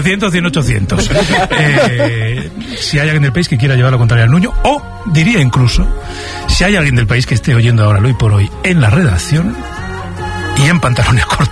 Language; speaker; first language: Spanish; native; Spanish